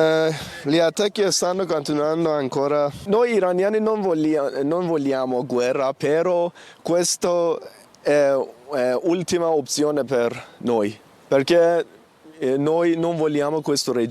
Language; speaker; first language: Italian; non-native, learner; Persian